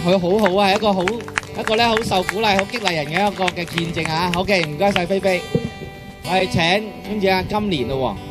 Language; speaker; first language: Cantonese; native; Cantonese